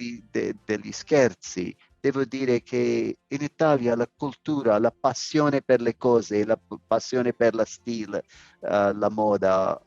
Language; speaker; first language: Italian; non-native, learner; English